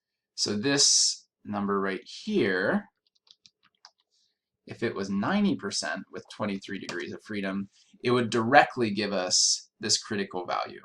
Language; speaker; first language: English; native; English